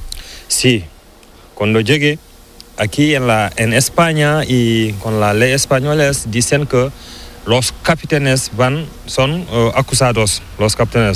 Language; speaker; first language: Spanish; non-native, learner; Fula